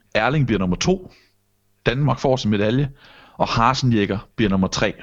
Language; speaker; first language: Danish; native; Danish